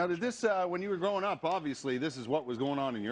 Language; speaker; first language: English; native; English